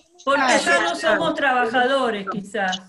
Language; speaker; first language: Spanish; native; Spanish